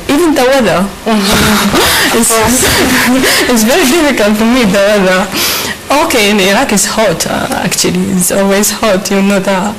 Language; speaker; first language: English; non-native, learner; Arabic